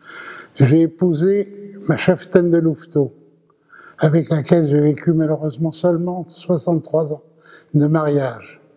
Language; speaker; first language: French; early bilingual, other home language; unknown